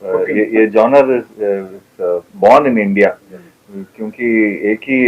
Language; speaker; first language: Hindi; non-native, local second language; Tamil